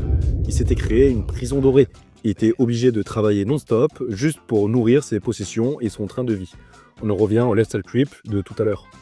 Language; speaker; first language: French; native; French